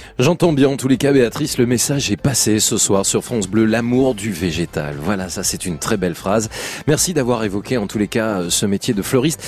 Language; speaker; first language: French; native; French